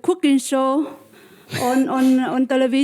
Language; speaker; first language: English; non-native, learner; Vietnamese